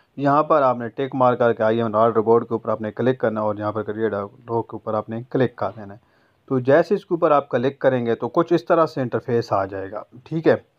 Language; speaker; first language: Urdu; non-native, local second language; Punjabi